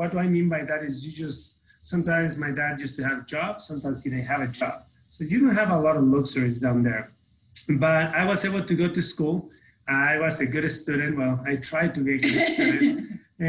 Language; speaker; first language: English; non-native, fluent; Spanish